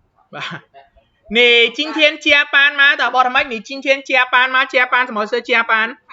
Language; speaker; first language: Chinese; non-native, fluent; Khmer